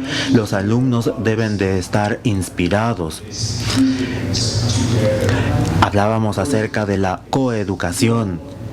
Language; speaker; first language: Spanish; non-native, fluent; Finnish